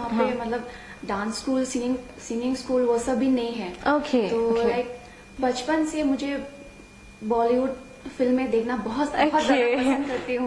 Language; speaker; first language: Hindi; non-native, local second language; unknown